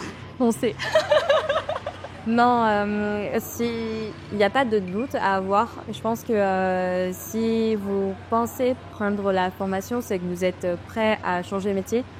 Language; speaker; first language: French; native; French